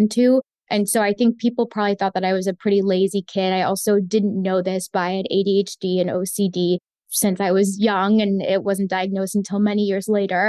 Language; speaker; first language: English; early bilingual, other home language; Spanish